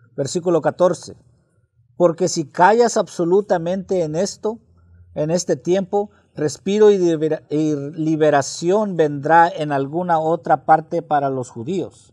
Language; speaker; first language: Spanish; early bilingual, heritage; Spanish